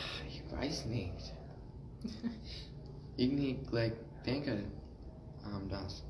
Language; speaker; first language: German; non-native, learner; English